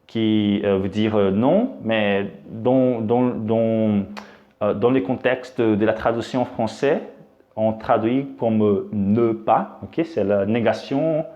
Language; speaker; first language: French; non-native, fluent; Portuguese